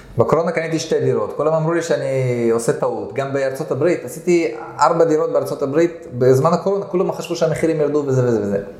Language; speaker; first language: Hebrew; early bilingual, other home language; Russian